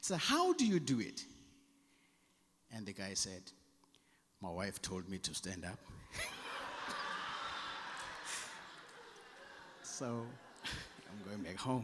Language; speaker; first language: English; non-native, local second language; Southern Sotho